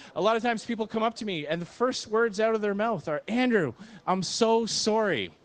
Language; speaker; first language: English; native; English